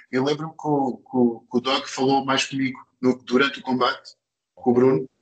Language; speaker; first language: Portuguese; early bilingual, other home language; English